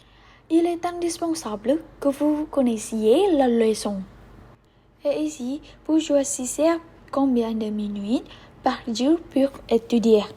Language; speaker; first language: French; non-native, learner; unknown